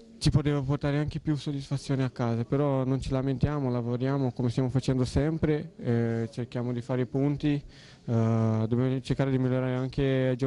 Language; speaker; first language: Italian; non-native, fluent; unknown